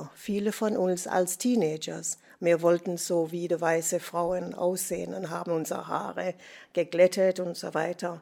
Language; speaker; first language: German; non-native, fluent; English